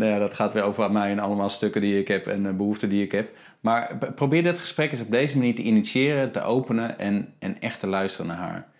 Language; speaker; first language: Dutch; native; Dutch